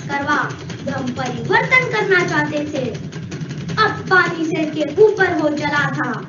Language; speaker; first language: Hindi; native; Hindi